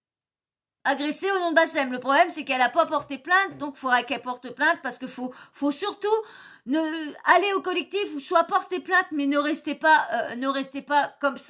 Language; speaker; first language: French; native; French